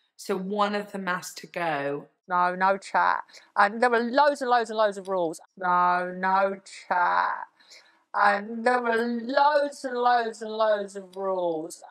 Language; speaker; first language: English; native; English